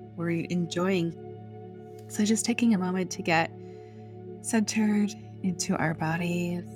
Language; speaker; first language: English; native; English